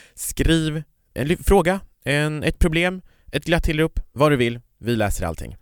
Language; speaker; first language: Swedish; native; Swedish